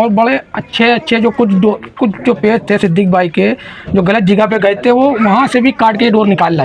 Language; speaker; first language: Hindi; native; Hindi